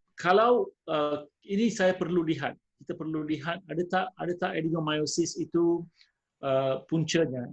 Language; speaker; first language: Malay; non-native, local second language; Tamil